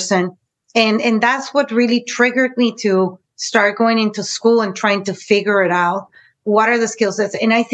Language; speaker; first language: English; native; English